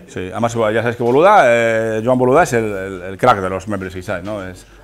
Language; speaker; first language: Spanish; native; Spanish